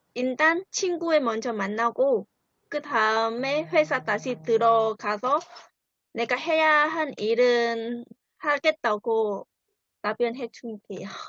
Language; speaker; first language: Korean; non-native, fluent; Vietnamese